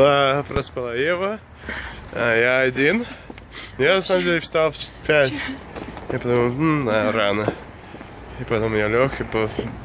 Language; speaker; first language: Russian; non-native, fluent; English